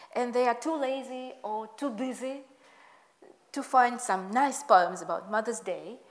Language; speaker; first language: English; non-native, fluent; Russian